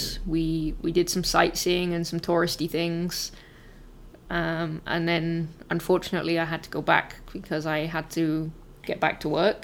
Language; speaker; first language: English; native; English